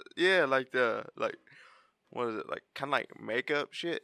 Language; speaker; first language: English; early bilingual, other home language; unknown